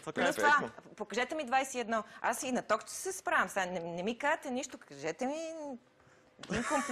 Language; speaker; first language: Bulgarian; native; Bulgarian